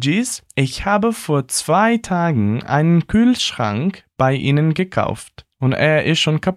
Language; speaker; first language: German; non-native, fluent; Portuguese